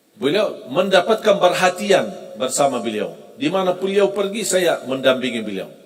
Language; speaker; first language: Indonesian; non-native, fluent; Arabic